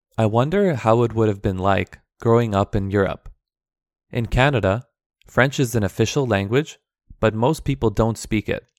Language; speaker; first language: English; early bilingual, other home language; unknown